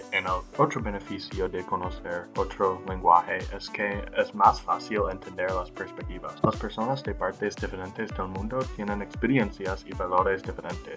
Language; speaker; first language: Spanish; non-native, learner; English